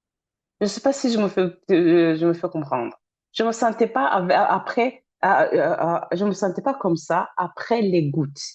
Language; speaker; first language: French; non-native, fluent; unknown